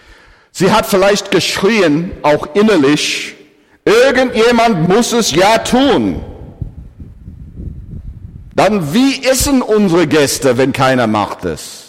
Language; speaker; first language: German; non-native, fluent; English